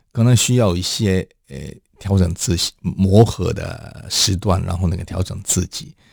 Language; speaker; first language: Chinese; non-native, fluent; Japanese